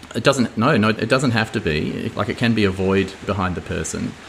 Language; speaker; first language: English; native; English